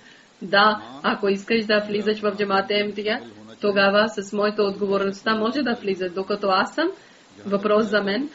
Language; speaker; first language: Bulgarian; native; Bulgarian